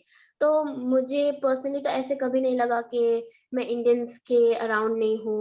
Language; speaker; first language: Hindi; early bilingual, heritage; Hindi